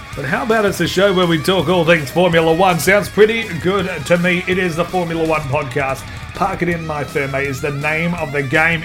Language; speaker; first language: English; native; English